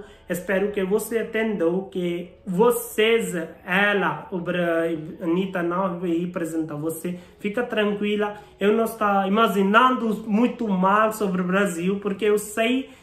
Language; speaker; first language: Portuguese; non-native, learner; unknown